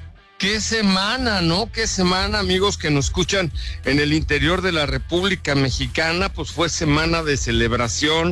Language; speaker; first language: Spanish; native; Spanish